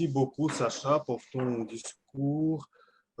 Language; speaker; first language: French; non-native, fluent; Russian